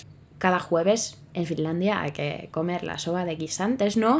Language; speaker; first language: Spanish; non-native, fluent; Finnish